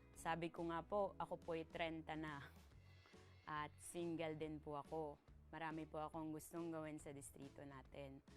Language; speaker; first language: Filipino; native; Filipino